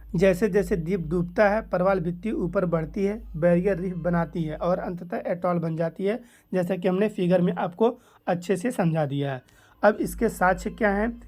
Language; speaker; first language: Hindi; native; Hindi